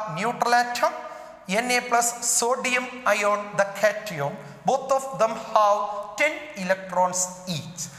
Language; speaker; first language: English; non-native, local second language; Malayalam